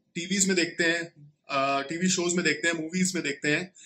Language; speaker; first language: Hindi; native; Hindi